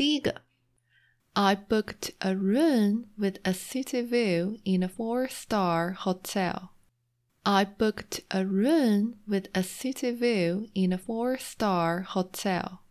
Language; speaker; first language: English; non-native, fluent; Chinese